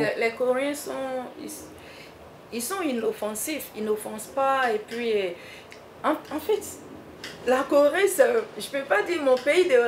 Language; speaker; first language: French; non-native, fluent; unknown